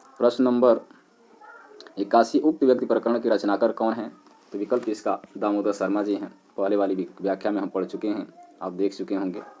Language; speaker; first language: Hindi; native; Hindi